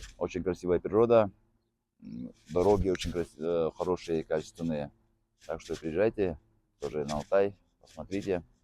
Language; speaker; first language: Russian; non-native, local second language; Yakut